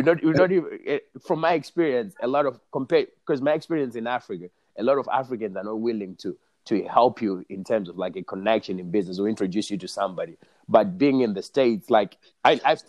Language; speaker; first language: English; non-native, local second language; Shona